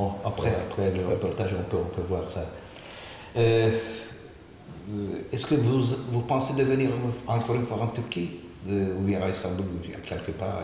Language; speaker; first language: French; non-native, fluent; Turkish